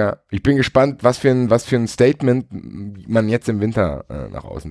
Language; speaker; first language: German; native; German